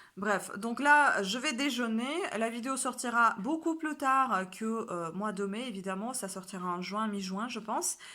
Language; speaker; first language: French; native; French